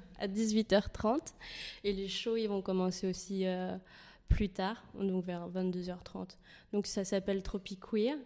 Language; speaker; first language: French; non-native, fluent; Spanish